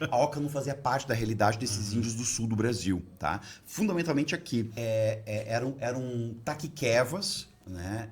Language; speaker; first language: Portuguese; native; Portuguese